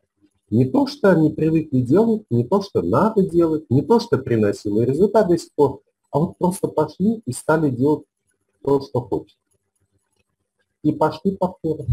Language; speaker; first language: Russian; native; Russian